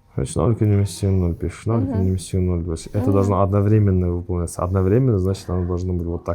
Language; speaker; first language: Russian; non-native, local second language; Kazakh